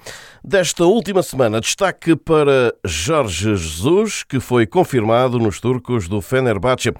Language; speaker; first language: Portuguese; native; Portuguese